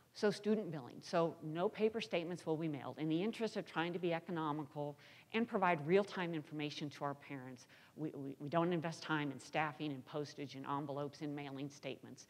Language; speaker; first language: English; native; English